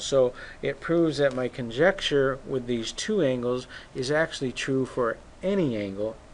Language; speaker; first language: English; native; English